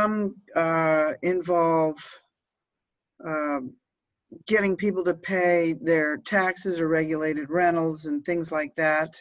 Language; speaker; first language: English; native; English